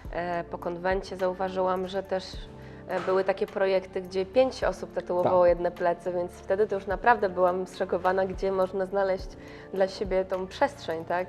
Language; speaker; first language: Polish; native; Polish